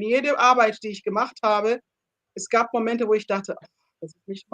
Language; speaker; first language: German; non-native, fluent; Ganda